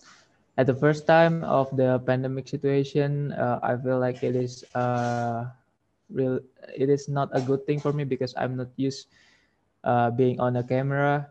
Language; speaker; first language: English; non-native, learner; Indonesian